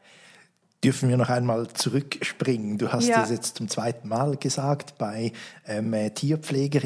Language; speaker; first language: German; native; German